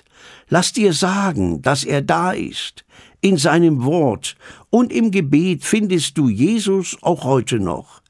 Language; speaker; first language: German; native; German